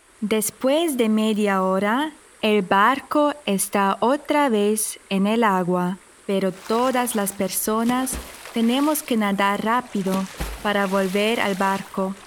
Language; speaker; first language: Spanish; non-native, fluent; German